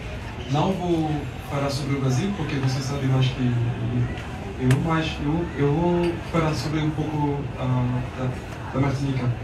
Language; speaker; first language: Portuguese; non-native, learner; French